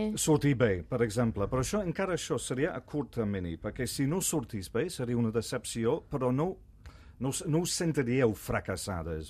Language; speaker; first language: Catalan; non-native, fluent; English